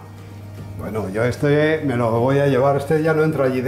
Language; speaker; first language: Spanish; native; Spanish